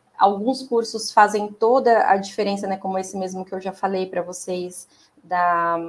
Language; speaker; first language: Portuguese; native; Portuguese